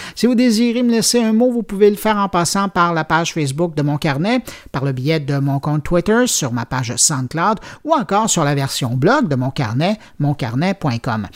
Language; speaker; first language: French; native; French